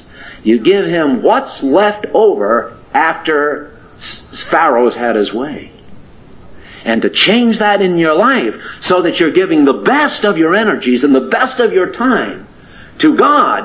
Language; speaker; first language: English; native; English